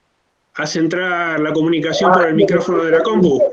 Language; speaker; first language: Spanish; native; Spanish